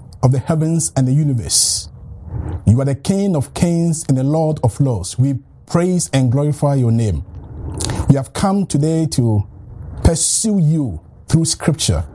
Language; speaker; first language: English; non-native, local second language; Akan